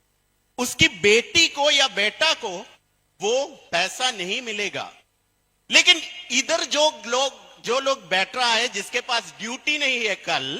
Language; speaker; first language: Hindi; non-native, local second language; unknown